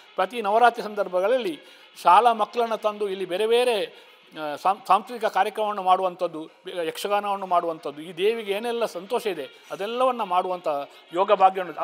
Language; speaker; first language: Kannada; native; Kannada